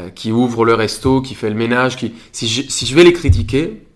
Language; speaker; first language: French; non-native, fluent; Spanish